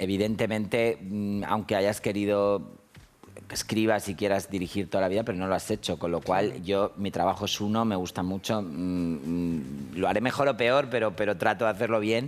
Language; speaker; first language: Spanish; native; Spanish